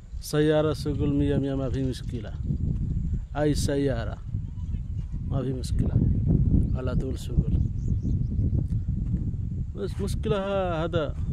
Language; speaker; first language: Arabic; non-native, learner; Hindi